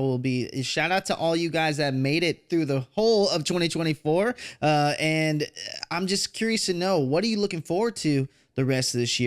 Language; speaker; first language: English; native; English